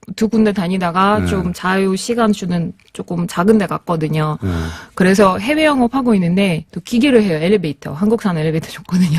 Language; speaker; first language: Korean; non-native, fluent; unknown